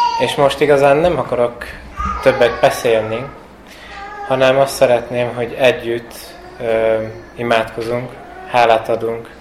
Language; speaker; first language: Hungarian; early bilingual, heritage; Hungarian